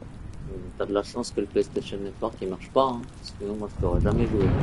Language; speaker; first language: French; native; French